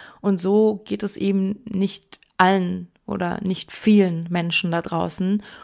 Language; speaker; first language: German; early bilingual, other home language; Persian